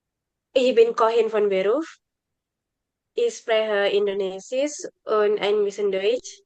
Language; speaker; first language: German; non-native, learner; Indonesian